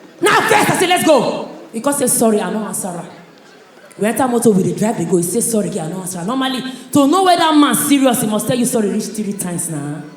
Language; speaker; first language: Nigerian Pidgin; native; Nigerian Pidgin